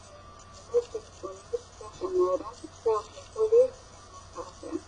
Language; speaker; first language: Greek; non-native, learner; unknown